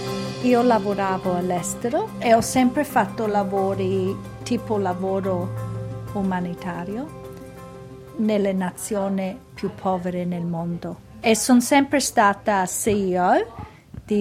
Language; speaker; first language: Italian; early bilingual, heritage; Italian